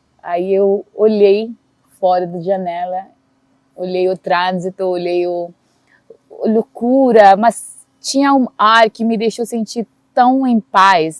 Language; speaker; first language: Portuguese; non-native, fluent; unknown